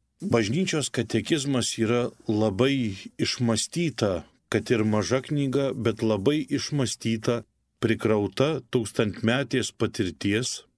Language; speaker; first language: Lithuanian; native; Lithuanian